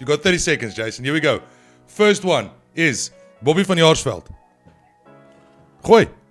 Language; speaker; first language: English; non-native, local second language; Afrikaans